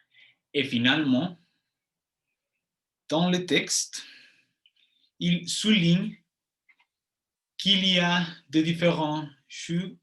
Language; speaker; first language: French; non-native, fluent; Spanish